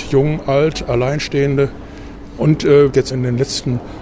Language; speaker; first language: German; native; German